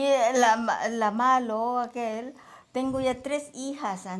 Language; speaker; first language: Spanish; non-native, learner; Filipino